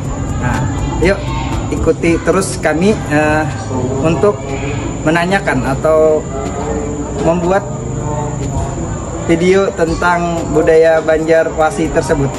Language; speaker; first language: Indonesian; non-native, local second language; Banjar